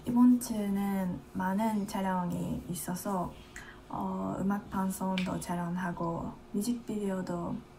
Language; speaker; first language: Korean; non-native, fluent; Japanese